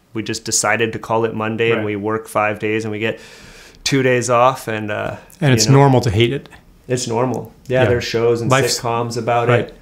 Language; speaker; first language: English; native; English